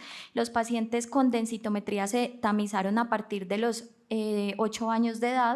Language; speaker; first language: Spanish; native; Spanish